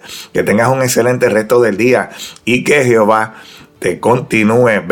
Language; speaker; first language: Spanish; native; Spanish